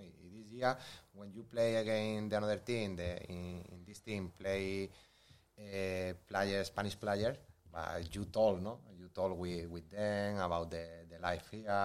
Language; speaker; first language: English; non-native, learner; Spanish